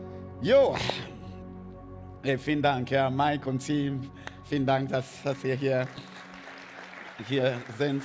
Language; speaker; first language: German; non-native, fluent; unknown